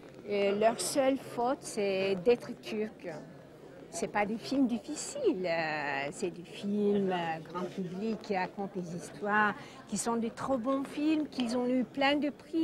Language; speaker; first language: French; non-native, fluent; Turkish